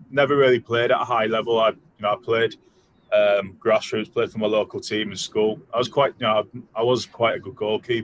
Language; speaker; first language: English; native; English